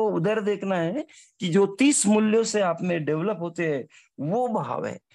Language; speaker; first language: Hindi; non-native, local second language; Marathi